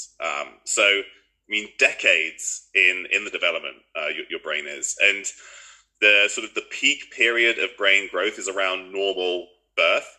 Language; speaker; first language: English; native; English